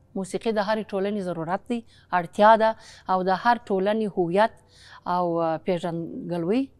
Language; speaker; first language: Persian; non-native, local second language; Pashto